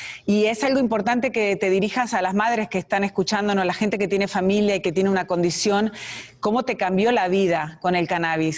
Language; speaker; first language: Spanish; native; Spanish